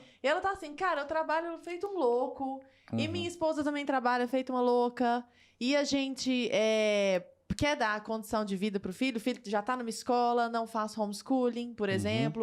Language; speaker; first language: Portuguese; native; Portuguese